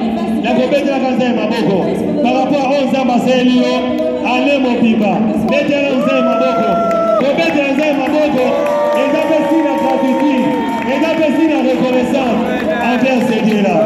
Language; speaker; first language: French; non-native, local second language; Lingala